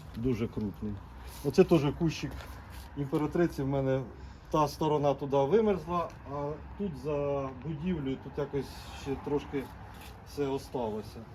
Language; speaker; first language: Ukrainian; native; Ukrainian